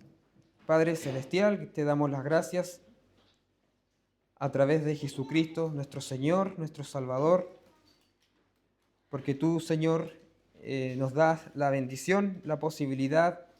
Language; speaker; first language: Spanish; native; Spanish